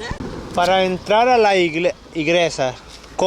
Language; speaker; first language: Spanish; non-native, learner; English